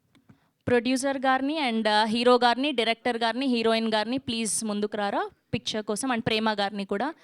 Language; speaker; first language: Telugu; native; Telugu